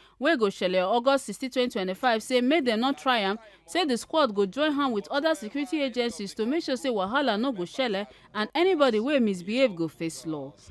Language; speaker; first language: Nigerian Pidgin; native; Nigerian Pidgin